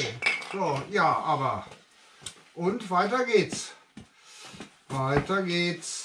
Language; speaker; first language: German; native; German